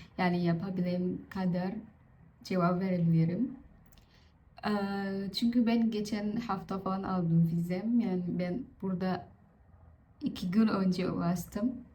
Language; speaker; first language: Turkish; non-native, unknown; Vietnamese